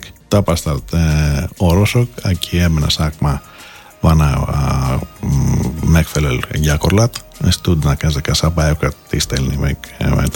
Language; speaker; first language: Hungarian; non-native, fluent; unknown